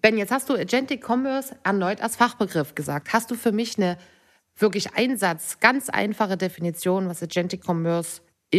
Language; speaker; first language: German; native; German